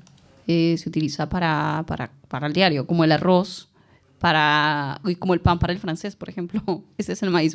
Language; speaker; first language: Spanish; native; Spanish